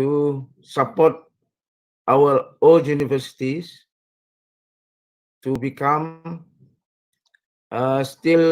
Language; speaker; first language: English; non-native, fluent; Indonesian